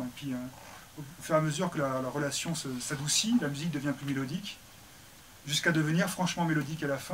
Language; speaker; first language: French; native; French